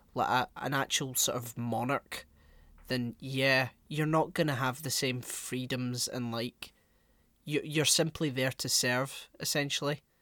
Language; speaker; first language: English; native; English